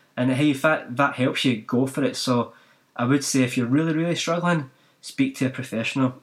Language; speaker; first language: English; native; English